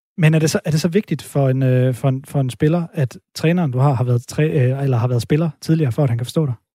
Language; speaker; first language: Danish; native; Danish